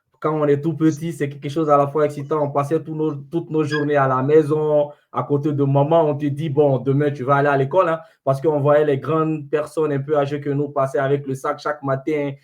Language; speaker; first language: French; non-native, local second language; Fula